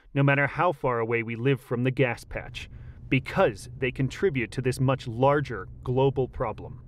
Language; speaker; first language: English; native; English